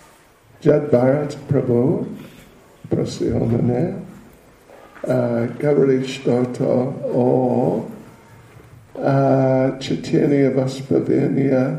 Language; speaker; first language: Russian; non-native, learner; English